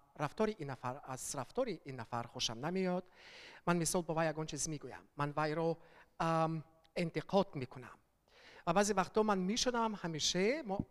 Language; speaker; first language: Persian; early bilingual, heritage; Persian